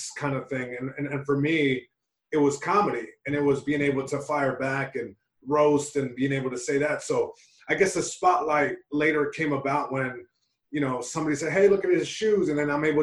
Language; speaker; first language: English; early bilingual, other home language; Spanish